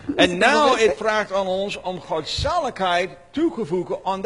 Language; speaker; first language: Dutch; non-native, learner; English